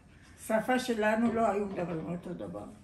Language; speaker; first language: Hebrew; non-native, learner; Aramaic